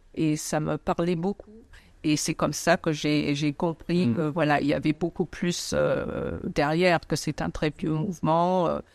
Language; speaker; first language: French; non-native, fluent; German